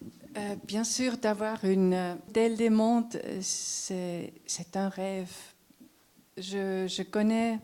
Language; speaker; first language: French; non-native, local second language; German